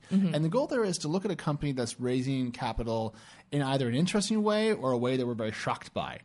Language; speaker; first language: English; native; English